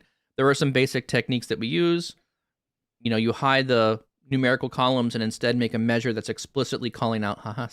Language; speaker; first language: English; native; English